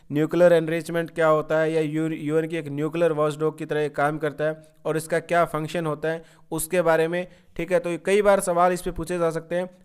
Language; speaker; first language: Hindi; native; Hindi